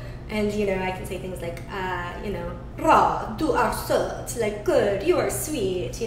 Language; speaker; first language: English; native; English